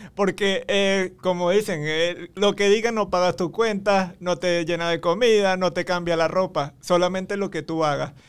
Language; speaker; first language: Spanish; native; Spanish